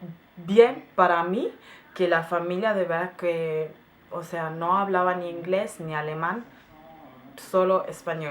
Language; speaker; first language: Spanish; non-native, fluent; German